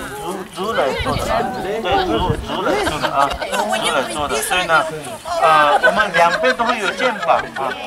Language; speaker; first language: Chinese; non-native, fluent; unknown